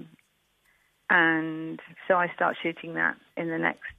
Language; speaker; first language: English; native; English